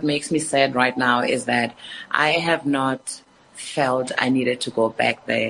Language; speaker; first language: English; non-native, local second language; Northern Sotho